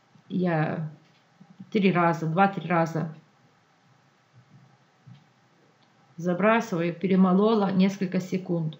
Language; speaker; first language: Russian; non-native, local second language; Ukrainian